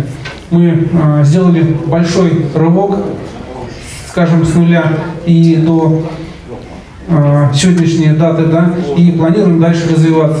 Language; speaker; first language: Russian; native; Russian